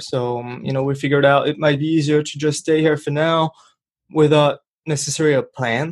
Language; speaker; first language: English; non-native, fluent; French